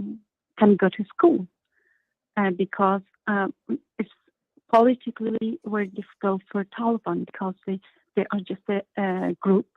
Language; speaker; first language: English; non-native, learner; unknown